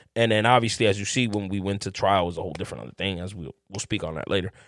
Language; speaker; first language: English; native; English